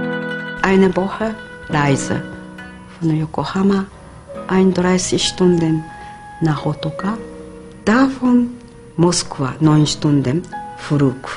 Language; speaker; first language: German; non-native, learner; Japanese